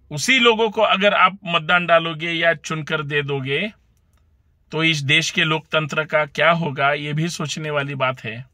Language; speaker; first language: Hindi; non-native, local second language; Marathi